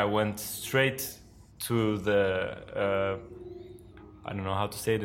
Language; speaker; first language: English; non-native, fluent; Turkish